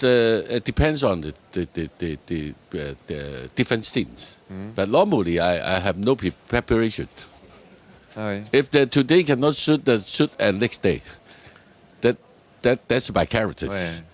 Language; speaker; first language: English; non-native, learner; Cantonese